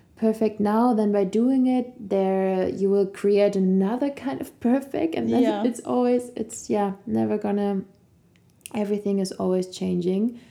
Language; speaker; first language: English; non-native, fluent; German